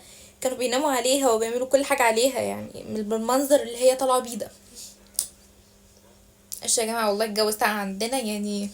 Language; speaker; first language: Arabic; native; Arabic